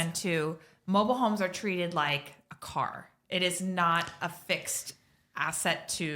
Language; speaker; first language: English; native; English